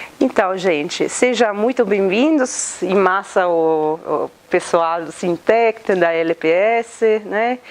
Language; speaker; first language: Portuguese; non-native, fluent; Italian